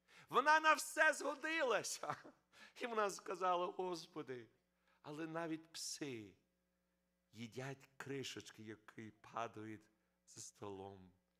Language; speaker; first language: Ukrainian; early bilingual, heritage; Ukrainian